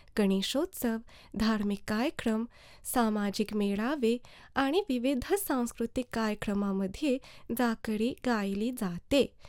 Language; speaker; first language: Marathi; early bilingual, heritage; Marathi